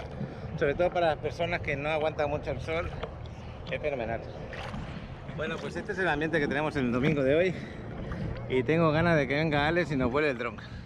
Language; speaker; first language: Spanish; native; Spanish